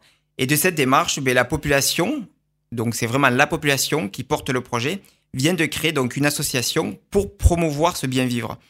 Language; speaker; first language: French; native; French